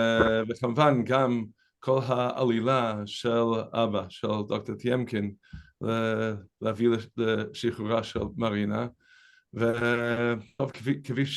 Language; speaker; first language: Hebrew; non-native, fluent; English